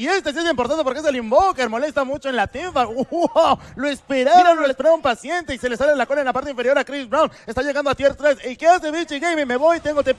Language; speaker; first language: Spanish; native; Spanish